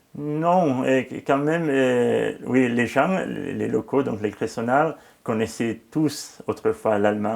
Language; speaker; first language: French; non-native, local second language; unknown